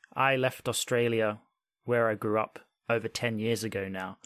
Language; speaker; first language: English; native; English